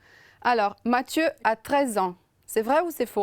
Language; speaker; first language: French; non-native, fluent; Romanian